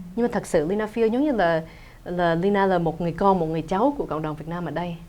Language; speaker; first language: Vietnamese; early bilingual, heritage; Vietnamese